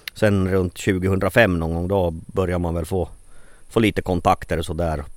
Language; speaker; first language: Swedish; native; Swedish